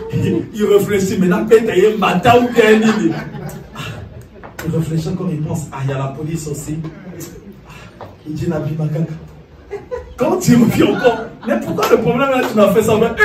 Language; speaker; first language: French; non-native, local second language; Lingala